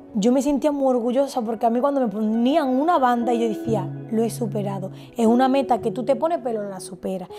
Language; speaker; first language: Spanish; native; Spanish